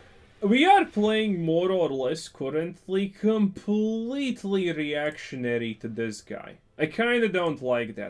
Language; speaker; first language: English; non-native, fluent; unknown